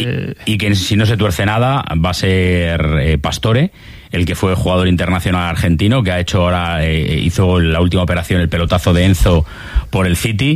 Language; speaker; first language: Spanish; native; Spanish